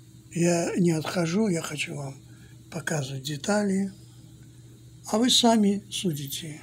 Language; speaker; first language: Russian; non-native, fluent; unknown